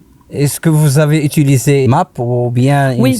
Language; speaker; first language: French; non-native, local second language; Arabic